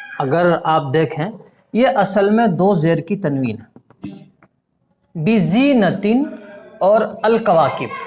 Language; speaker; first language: Urdu; native; Urdu